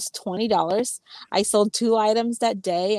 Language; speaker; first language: English; non-native, local second language; Cebuano